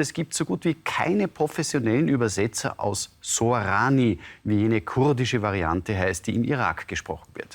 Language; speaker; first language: German; native; German